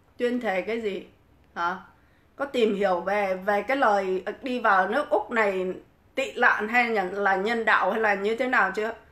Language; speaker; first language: Vietnamese; native; Vietnamese